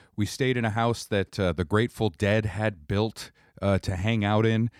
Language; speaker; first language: English; native; English